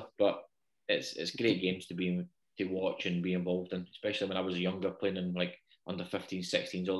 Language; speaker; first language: English; native; English